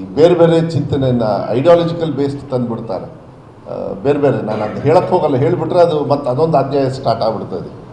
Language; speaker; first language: Kannada; native; Kannada